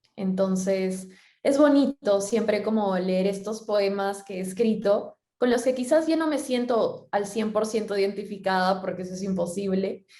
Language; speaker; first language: Spanish; native; Spanish